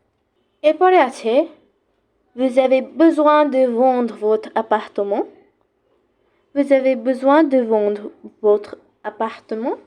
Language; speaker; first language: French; non-native, fluent; Bangla